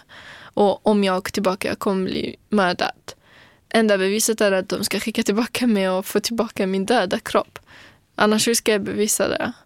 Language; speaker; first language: Swedish; non-native, fluent; Kurdish